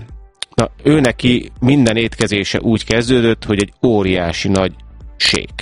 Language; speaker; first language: Hungarian; native; Hungarian